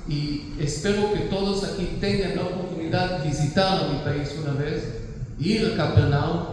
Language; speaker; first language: Spanish; non-native, fluent; Hebrew